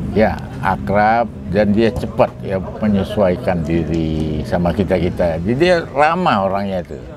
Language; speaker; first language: Indonesian; native; Indonesian